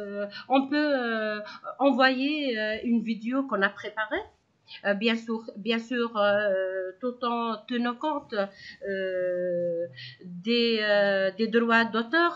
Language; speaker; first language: French; non-native, local second language; Arabic